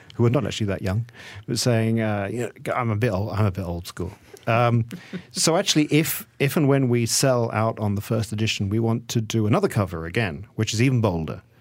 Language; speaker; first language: English; native; English